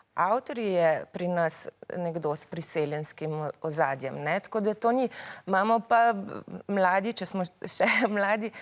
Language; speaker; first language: Slovenian; early bilingual, other home language; Bosnian